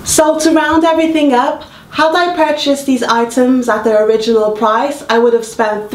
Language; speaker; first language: English; native; English